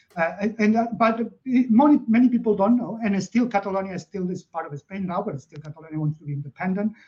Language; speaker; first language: English; non-native, fluent; Catalan